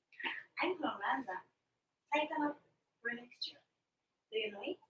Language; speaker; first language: English; non-native, learner; Japanese